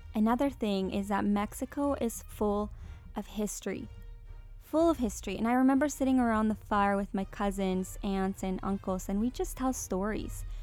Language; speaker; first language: English; early bilingual, other home language; Spanish